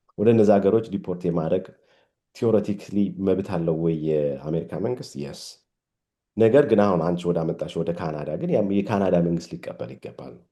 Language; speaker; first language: Amharic; native; Amharic